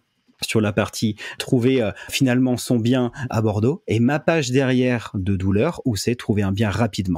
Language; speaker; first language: French; native; French